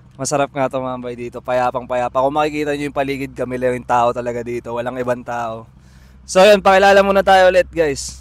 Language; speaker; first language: Filipino; native; Filipino